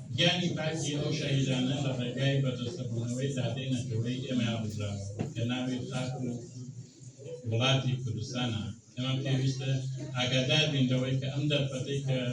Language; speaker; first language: Central Kurdish; native; Central Kurdish